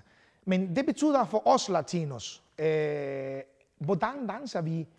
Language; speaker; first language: Danish; non-native, fluent; Spanish